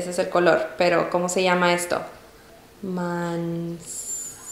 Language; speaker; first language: Spanish; early bilingual, heritage; Spanish